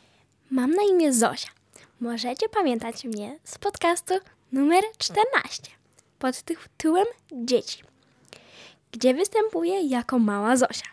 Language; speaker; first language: Polish; early bilingual, heritage; Polish